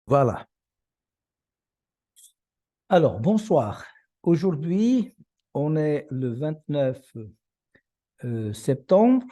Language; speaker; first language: French; non-native, fluent; Portuguese